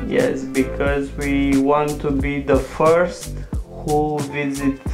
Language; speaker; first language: English; non-native, learner; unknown